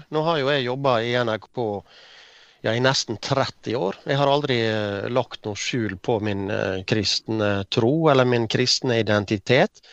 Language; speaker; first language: Norwegian; native; Norwegian